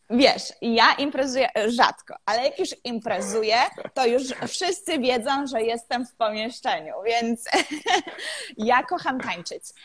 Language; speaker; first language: Polish; native; Polish